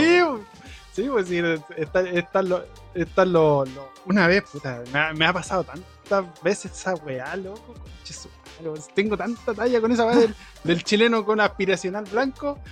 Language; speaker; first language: Spanish; native; Spanish